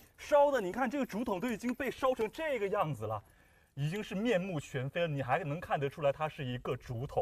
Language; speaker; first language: Chinese; native; Chinese